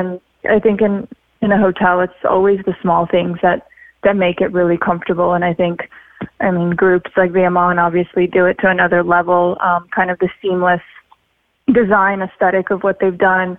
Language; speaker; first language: English; early bilingual, other home language; Russian